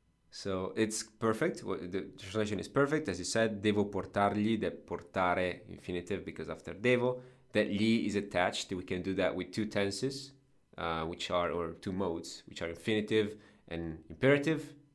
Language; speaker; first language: English; non-native, fluent; Italian